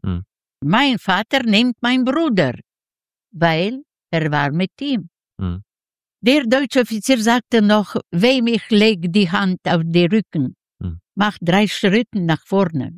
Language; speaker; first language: German; non-native, fluent; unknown